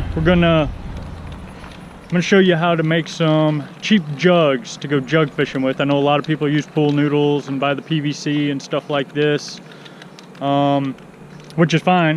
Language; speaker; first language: English; native; English